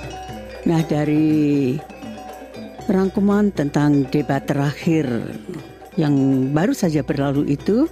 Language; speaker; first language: Indonesian; native; Indonesian